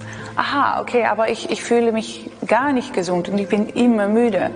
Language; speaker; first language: German; non-native, learner; Dutch